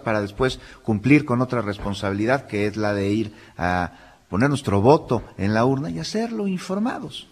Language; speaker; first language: Spanish; native; Spanish